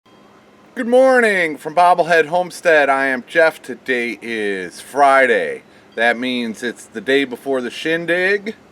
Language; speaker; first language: English; native; English